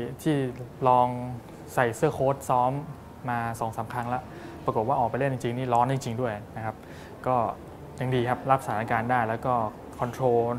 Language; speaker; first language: Thai; native; Thai